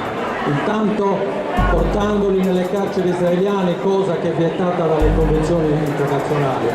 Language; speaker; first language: Italian; native; Italian